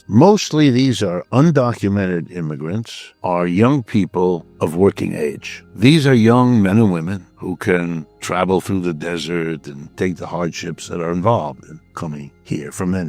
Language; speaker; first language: English; native; English